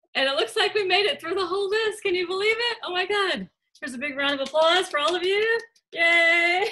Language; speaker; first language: English; native; English